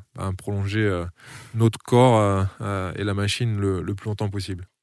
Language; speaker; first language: French; native; French